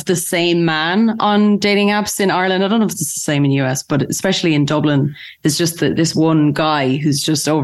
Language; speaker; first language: English; native; English